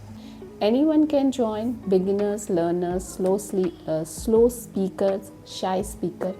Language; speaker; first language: English; non-native, learner; Hindi